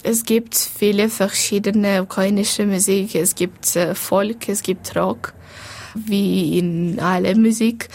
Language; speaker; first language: German; non-native, learner; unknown